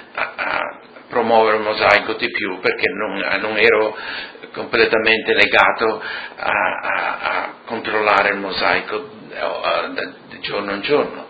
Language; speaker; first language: Italian; non-native, local second language; Friulian